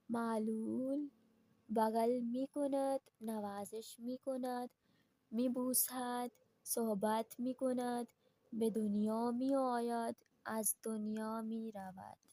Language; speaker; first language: Persian; non-native, fluent; Urdu